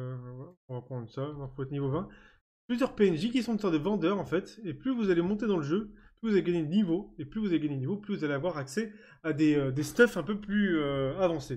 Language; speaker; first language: French; native; French